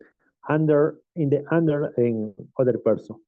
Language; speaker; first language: English; non-native, learner; Spanish